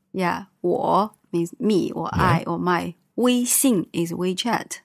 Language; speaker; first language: English; non-native, fluent; Chinese